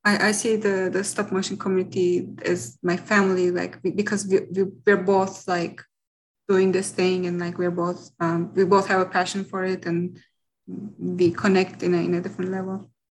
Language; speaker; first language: English; non-native, fluent; Turkish